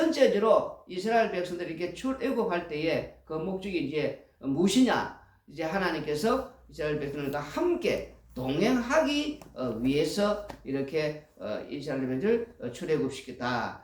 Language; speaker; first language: Korean; native; Korean